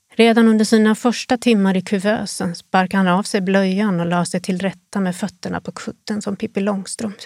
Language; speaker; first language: Swedish; native; Swedish